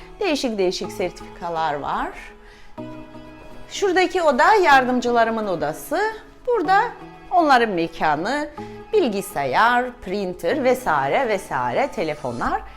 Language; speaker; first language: Turkish; non-native, fluent; Russian